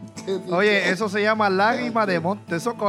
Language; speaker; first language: Spanish; native; Spanish